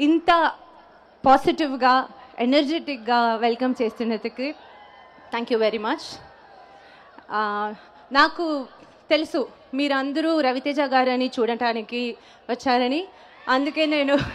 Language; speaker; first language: Telugu; non-native, learner; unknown